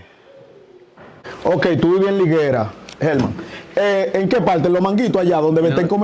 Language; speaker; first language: Spanish; native; Spanish